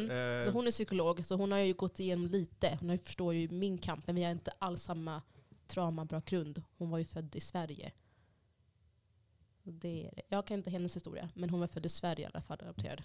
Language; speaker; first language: Swedish; early bilingual, other home language; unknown